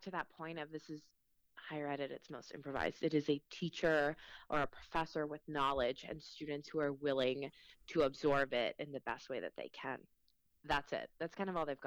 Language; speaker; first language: English; early bilingual, other home language; Spanish